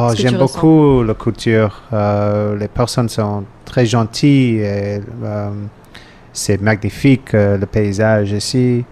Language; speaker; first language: French; non-native, learner; English